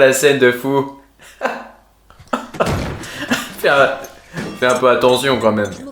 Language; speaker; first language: French; native; French